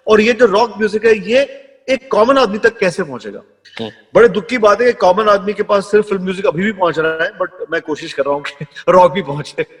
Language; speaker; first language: Hindi; native; Hindi